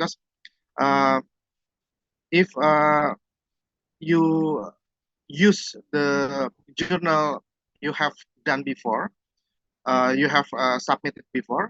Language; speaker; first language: English; non-native, fluent; Indonesian